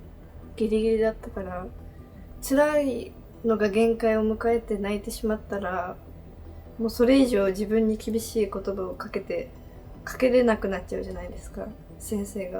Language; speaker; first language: Japanese; native; Japanese